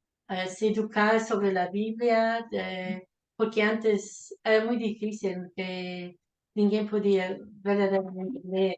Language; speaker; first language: Spanish; non-native, fluent; Portuguese